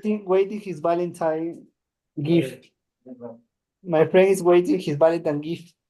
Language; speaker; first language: English; non-native, learner; Spanish